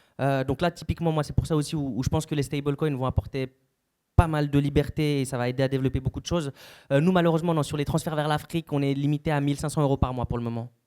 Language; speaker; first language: French; native; French